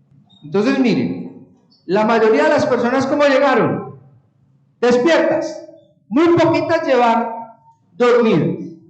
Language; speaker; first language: Spanish; native; Spanish